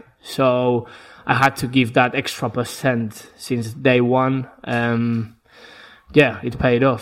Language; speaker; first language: English; non-native, fluent; Spanish